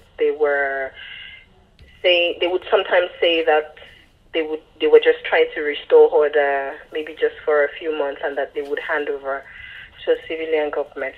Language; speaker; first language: English; non-native, local second language; Yoruba